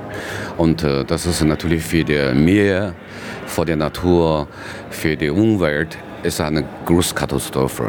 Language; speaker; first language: German; non-native, learner; Chinese